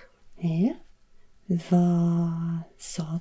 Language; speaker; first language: Norwegian; non-native, learner; German